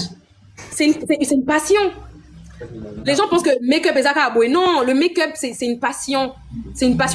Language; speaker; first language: French; non-native, local second language; Lingala